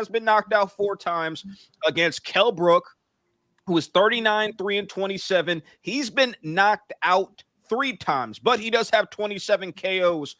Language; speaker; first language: English; native; English